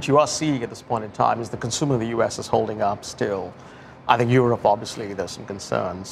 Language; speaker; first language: English; non-native, local second language; Tamil